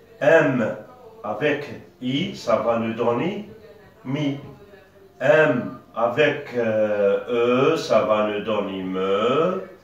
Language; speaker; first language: French; non-native, local second language; Arabic